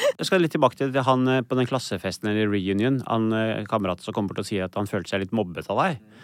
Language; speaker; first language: Norwegian; early bilingual, other home language; Urdu